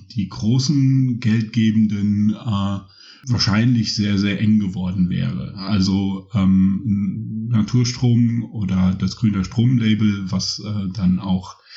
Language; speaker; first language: German; native; German